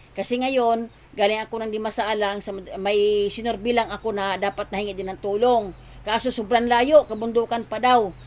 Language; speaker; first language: Filipino; non-native, local second language; Masbatenyo